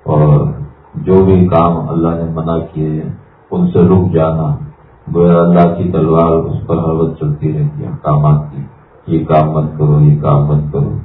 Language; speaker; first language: Urdu; native; Urdu